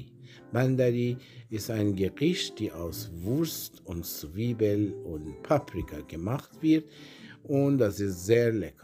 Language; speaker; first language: German; non-native, learner; Persian